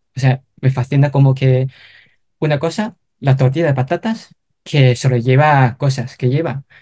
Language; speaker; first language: Spanish; non-native, fluent; Cantonese